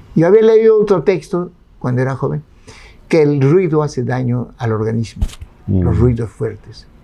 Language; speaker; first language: Spanish; native; Spanish